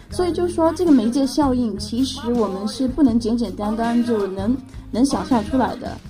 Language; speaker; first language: Chinese; non-native, fluent; Arabic